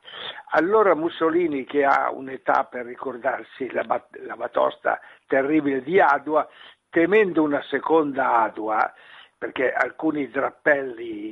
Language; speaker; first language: Italian; native; Italian